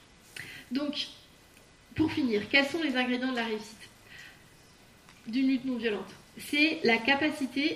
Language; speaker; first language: French; native; French